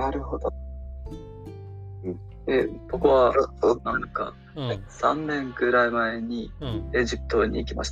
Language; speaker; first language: Japanese; non-native, learner; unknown